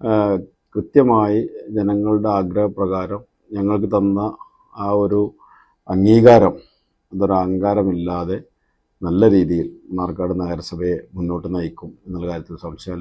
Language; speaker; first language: Malayalam; native; Malayalam